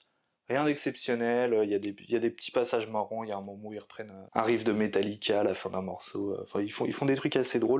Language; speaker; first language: French; native; French